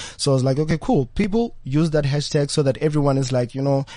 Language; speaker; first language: English; non-native, local second language; Venda